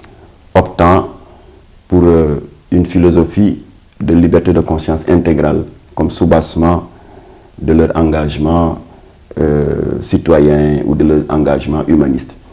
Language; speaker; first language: French; non-native, local second language; Wolof